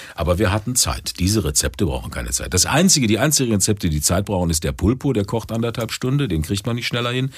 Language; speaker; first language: German; native; German